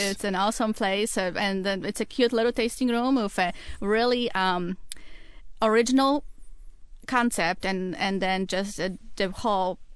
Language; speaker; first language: English; non-native, fluent; Polish